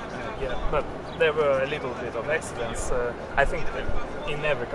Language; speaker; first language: English; non-native, learner; Russian